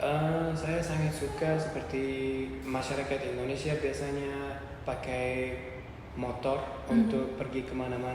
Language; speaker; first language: Indonesian; non-native, learner; Uzbek